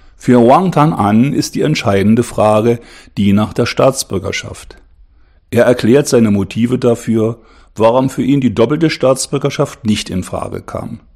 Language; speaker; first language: German; native; German